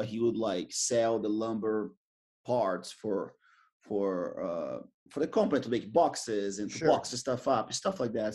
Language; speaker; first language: English; non-native, fluent; Portuguese